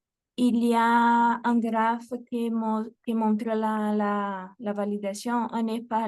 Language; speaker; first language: French; non-native, fluent; Portuguese